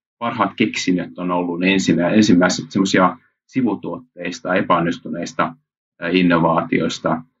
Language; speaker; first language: Finnish; early bilingual, heritage; Finnish